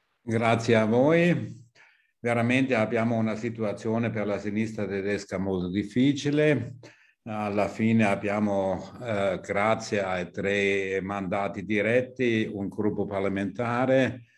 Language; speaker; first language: Italian; non-native, fluent; German